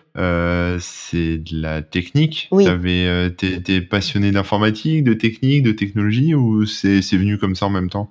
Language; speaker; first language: French; native; French